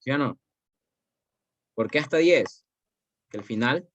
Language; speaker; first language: Spanish; native; Spanish